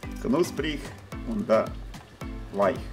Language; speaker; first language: German; non-native, learner; Russian